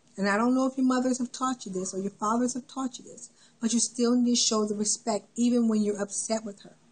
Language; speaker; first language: English; native; English